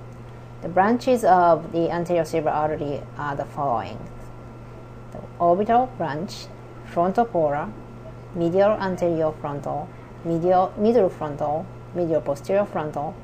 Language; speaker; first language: English; non-native, fluent; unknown